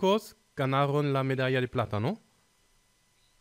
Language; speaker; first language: Spanish; non-native, fluent; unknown